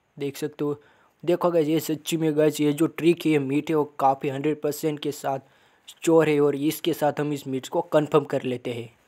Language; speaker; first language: Hindi; non-native, local second language; Gujarati